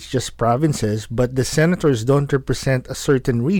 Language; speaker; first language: English; non-native, local second language; Filipino